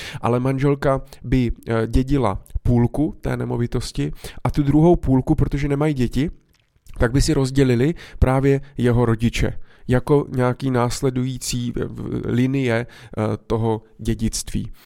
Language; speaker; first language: Czech; native; Czech